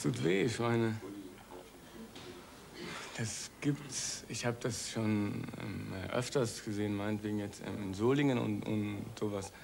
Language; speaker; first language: German; early bilingual, other home language; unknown